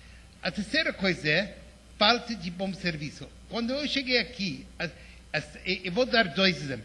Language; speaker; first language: Portuguese; non-native, fluent; English